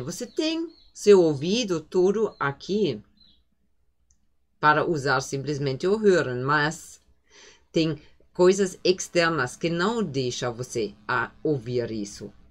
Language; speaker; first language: Portuguese; non-native, fluent; German